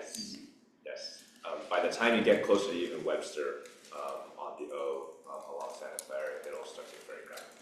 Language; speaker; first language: English; native; English